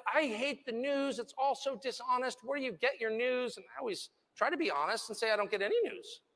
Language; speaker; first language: English; native; English